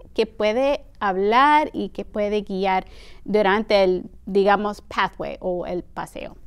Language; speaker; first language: Spanish; early bilingual, heritage; Spanish